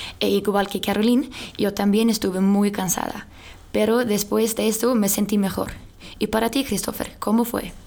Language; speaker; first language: Spanish; non-native, learner; Swedish